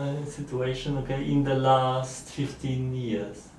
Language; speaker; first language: English; non-native, learner; Polish